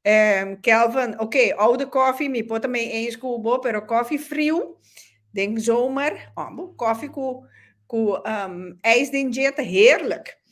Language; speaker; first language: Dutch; non-native, local second language; Papiamento